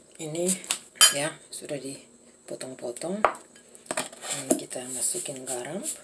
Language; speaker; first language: Indonesian; native; Indonesian